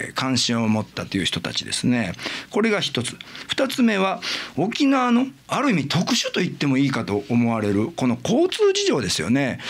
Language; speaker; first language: Japanese; native; Japanese